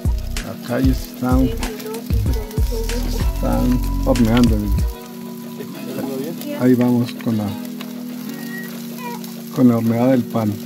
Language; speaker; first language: Spanish; native; Spanish